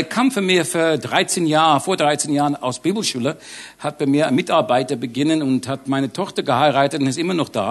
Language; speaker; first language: German; non-native, learner; English